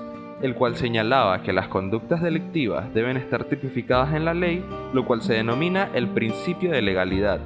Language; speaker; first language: Spanish; native; Spanish